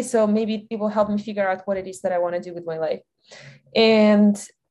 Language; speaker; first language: English; non-native, fluent; Russian